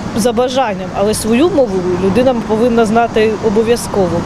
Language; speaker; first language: Ukrainian; non-native, local second language; Russian